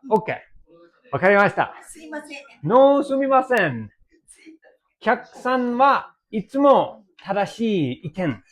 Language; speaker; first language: Japanese; non-native, learner; English